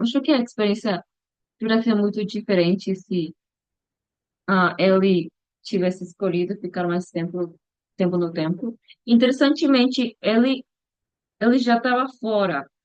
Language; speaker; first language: Portuguese; non-native, learner; Spanish